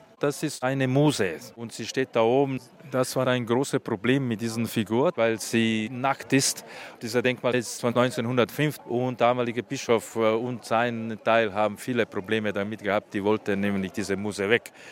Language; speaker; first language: German; non-native, fluent; Slovenian